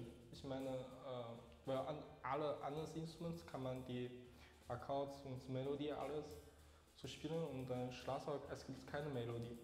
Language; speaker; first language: German; non-native, learner; Chinese